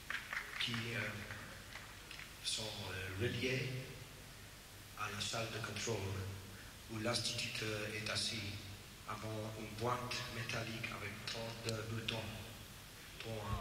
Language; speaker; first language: French; non-native, learner; English